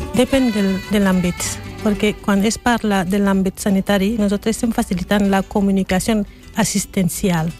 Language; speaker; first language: Catalan; non-native, learner; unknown